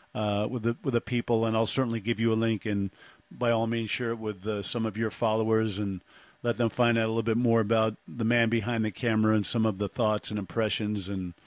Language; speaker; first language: English; native; English